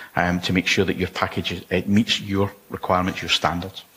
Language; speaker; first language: English; native; English